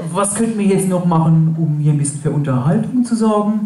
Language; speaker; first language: German; native; German